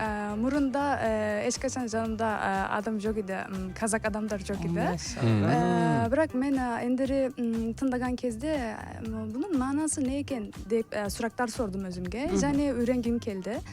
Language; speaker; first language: Kazakh; non-native, learner; Turkish